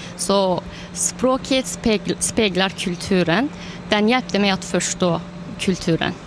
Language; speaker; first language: Swedish; non-native, fluent; Turkish